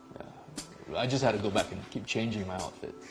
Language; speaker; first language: English; native; English